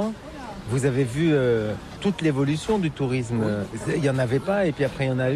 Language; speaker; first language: French; native; French